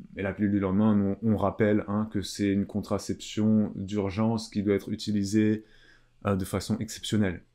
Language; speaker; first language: French; native; French